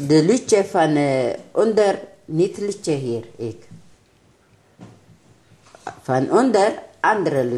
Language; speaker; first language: Dutch; non-native, learner; Tigrinya